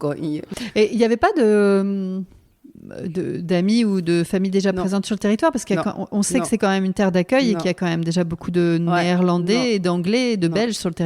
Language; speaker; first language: French; native; French